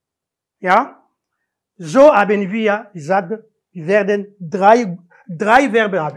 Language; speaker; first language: German; non-native, learner; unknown